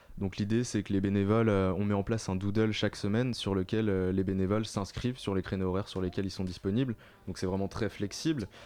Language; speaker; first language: French; native; French